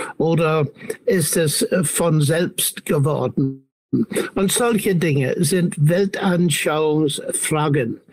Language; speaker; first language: German; non-native, fluent; English